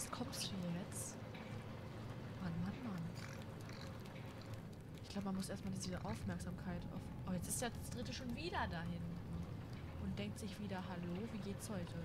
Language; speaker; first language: German; native; German